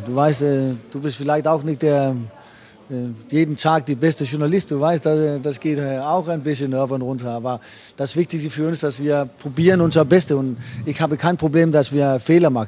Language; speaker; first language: German; non-native, fluent; Danish